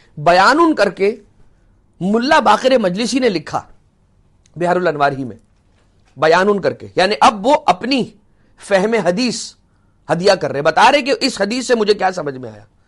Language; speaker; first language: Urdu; native; Urdu